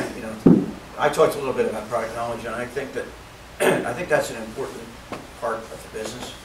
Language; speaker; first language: English; native; English